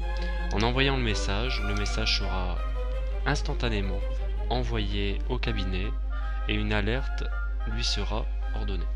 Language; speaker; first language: French; native; French